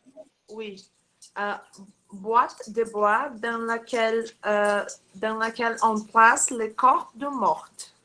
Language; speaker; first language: French; non-native, learner; Portuguese